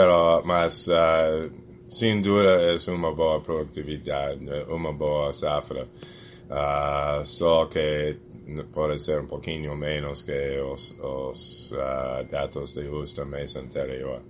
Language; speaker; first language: Portuguese; non-native, fluent; English